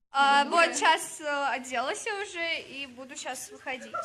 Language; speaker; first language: Russian; native; Russian